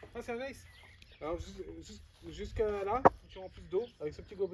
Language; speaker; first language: French; native; French